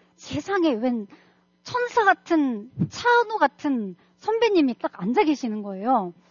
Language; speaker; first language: Korean; non-native, fluent; Russian